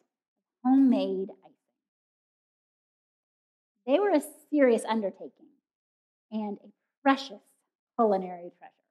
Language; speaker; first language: English; native; English